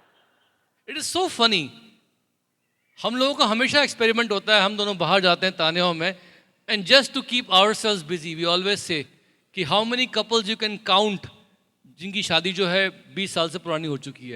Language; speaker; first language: Hindi; native; Hindi